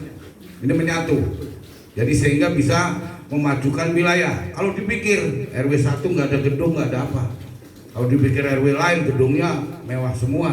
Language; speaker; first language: Indonesian; native; Indonesian